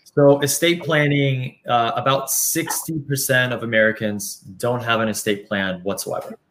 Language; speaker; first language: English; early bilingual, other home language; Spanish